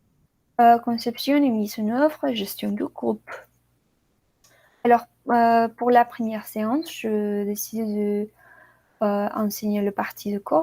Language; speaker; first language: French; non-native, learner; Spanish